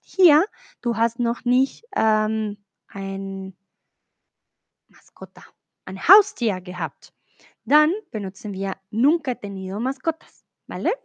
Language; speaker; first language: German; non-native, learner; Spanish